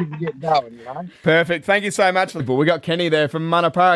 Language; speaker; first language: English; native; English